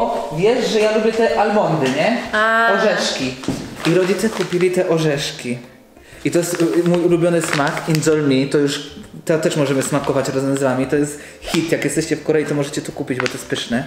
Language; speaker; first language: Polish; native; Polish